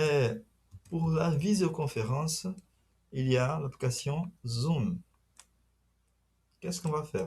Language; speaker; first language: French; non-native, fluent; Portuguese